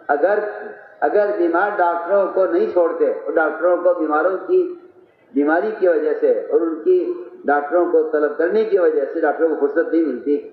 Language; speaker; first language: Urdu; native; Urdu